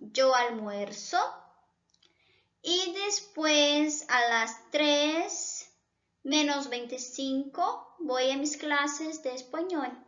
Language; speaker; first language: Spanish; non-native, fluent; Portuguese